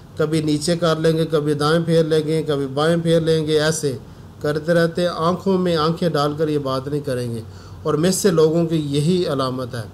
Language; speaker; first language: Urdu; non-native, local second language; Punjabi